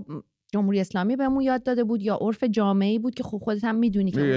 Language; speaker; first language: Persian; native; Persian